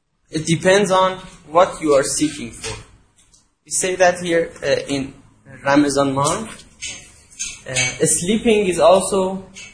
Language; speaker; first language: English; non-native, fluent; Persian